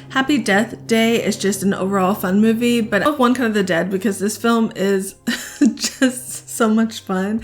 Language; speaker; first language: English; native; English